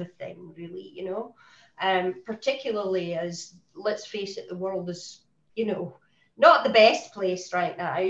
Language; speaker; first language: English; native; English